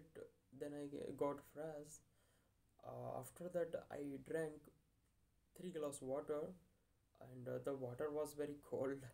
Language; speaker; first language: English; non-native, learner; Hindi